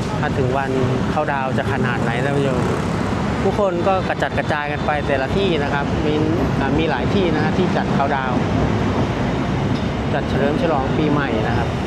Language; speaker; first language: Thai; native; Thai